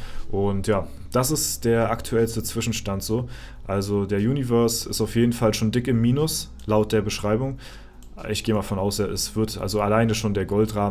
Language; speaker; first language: German; native; German